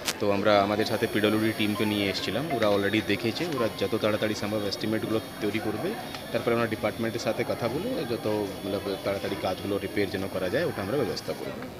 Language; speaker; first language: Bangla; non-native, local second language; Hindi